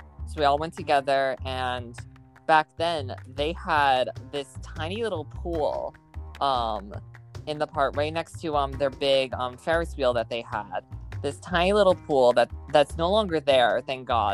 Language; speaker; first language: English; native; English